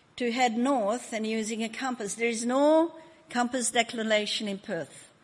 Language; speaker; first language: English; non-native, fluent; Hungarian